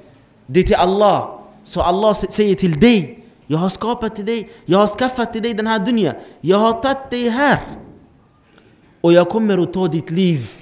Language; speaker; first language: Swedish; non-native, fluent; Arabic